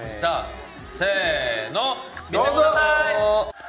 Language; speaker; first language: Japanese; non-native, learner; Korean